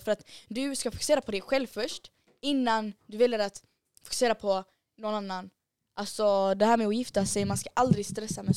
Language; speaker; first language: Swedish; early bilingual, other home language; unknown